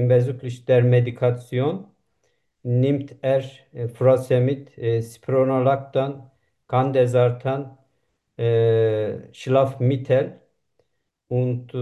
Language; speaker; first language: German; non-native, learner; Turkish